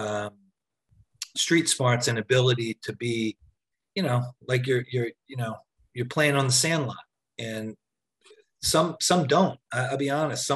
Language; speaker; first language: English; native; English